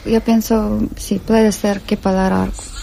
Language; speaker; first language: Spanish; non-native, learner; Ukrainian